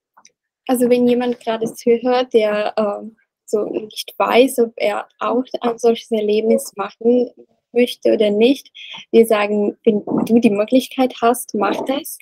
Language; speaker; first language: German; non-native, learner; Italian